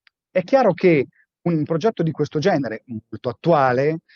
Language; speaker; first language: Italian; native; Italian